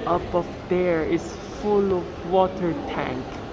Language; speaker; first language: English; non-native, learner; Korean